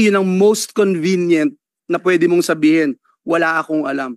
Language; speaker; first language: Filipino; native; Filipino